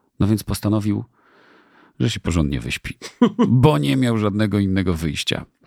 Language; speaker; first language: Polish; native; Polish